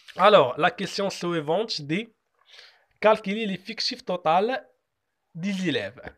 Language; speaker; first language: French; non-native, local second language; Arabic